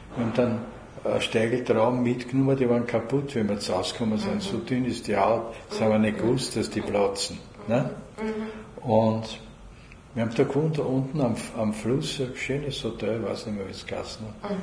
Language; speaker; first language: German; native; German